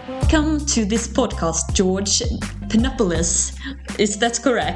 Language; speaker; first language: English; non-native, fluent; Norwegian